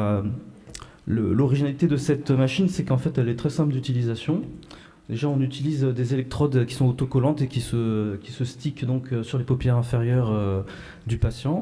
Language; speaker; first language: French; native; French